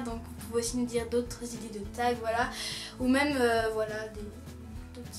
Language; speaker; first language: French; native; French